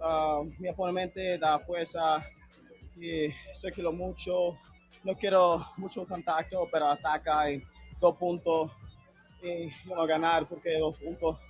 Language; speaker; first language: Spanish; non-native, learner; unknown